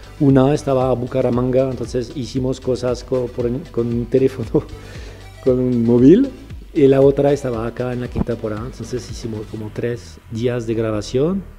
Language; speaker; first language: Spanish; non-native, fluent; French